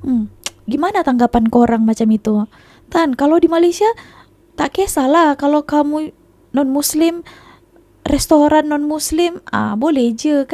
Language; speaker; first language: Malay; non-native, local second language; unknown